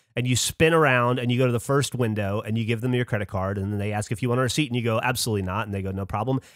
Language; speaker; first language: English; native; English